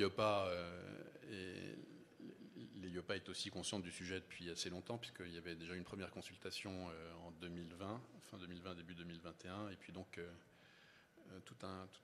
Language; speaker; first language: French; native; French